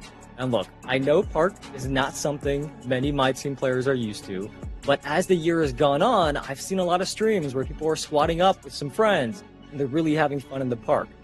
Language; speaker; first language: English; native; English